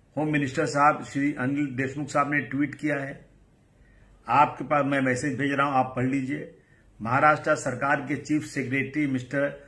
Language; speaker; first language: Hindi; native; Hindi